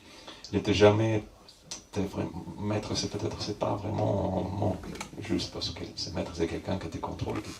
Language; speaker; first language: French; non-native, fluent; Russian